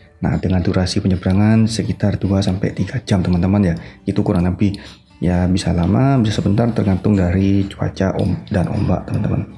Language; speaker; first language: Indonesian; non-native, local second language; Madurese